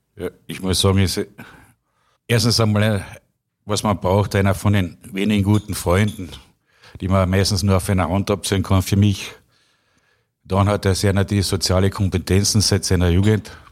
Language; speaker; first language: German; native; German